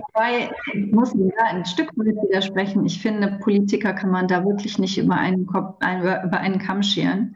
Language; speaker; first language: German; native; German